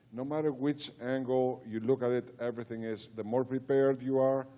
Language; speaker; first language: English; non-native, fluent; Greek